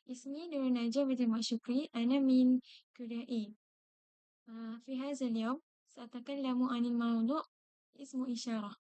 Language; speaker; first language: Arabic; non-native, learner; Malay